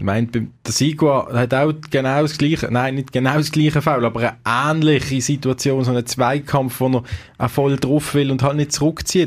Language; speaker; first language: German; native; German